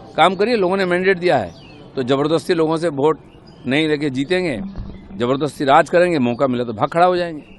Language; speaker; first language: Hindi; non-native, local second language; Bangla